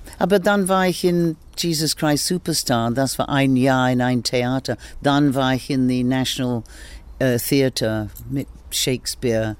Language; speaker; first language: German; non-native, fluent; English